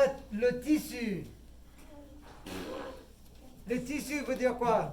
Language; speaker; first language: French; non-native, fluent; English